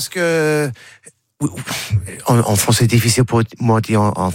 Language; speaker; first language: French; non-native, learner; English